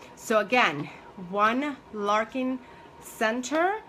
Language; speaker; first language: English; early bilingual, other home language; Spanish